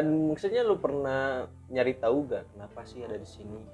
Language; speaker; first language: Indonesian; native; Indonesian